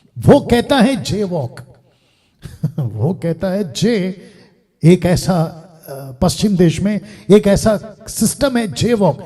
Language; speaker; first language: Hindi; non-native, local second language; Telugu